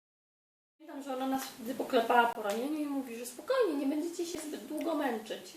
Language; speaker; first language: Polish; native; Polish